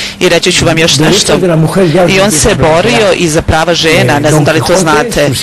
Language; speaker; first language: Serbian; non-native, fluent; Spanish